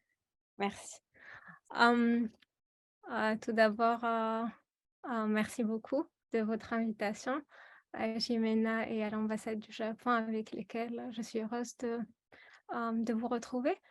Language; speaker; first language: French; non-native, local second language; Arabic